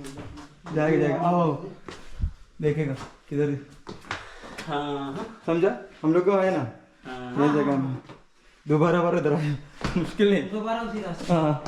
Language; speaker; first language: Hindi; non-native, local second language; Malayalam